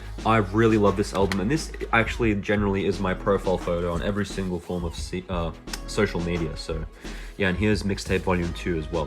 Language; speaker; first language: English; native; English